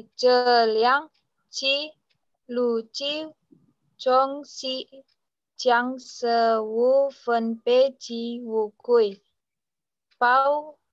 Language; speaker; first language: Chinese; non-native, learner; Indonesian